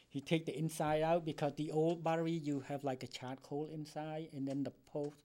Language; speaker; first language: English; non-native, fluent; Khmer